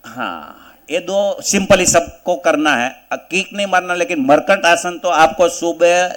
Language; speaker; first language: Hindi; non-native, local second language; Gujarati